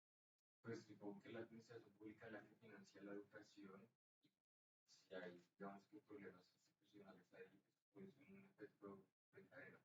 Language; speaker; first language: Spanish; native; Spanish